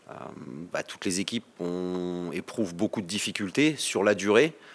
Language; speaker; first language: French; native; French